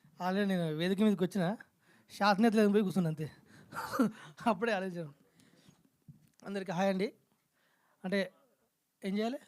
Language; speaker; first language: Telugu; native; Telugu